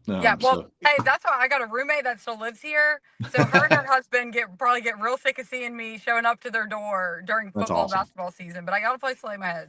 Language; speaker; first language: English; native; English